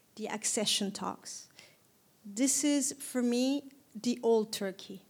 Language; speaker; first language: English; non-native, fluent; Turkish